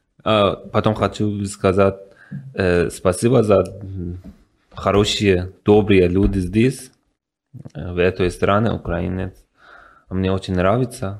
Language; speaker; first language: Russian; non-native, learner; Persian